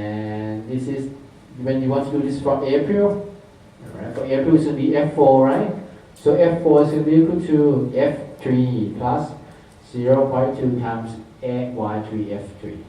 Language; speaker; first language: English; non-native, fluent; Thai